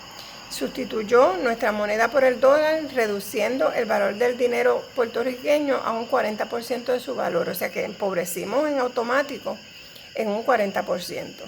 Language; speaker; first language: Spanish; native; Spanish